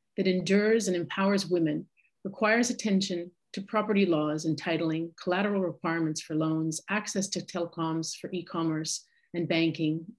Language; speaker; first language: English; native; English